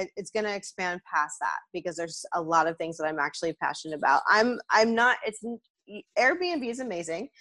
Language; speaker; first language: English; native; English